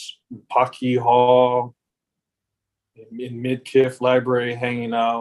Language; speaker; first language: English; native; English